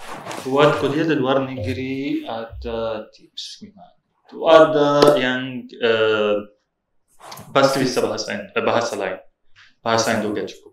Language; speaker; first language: Indonesian; non-native, learner; Arabic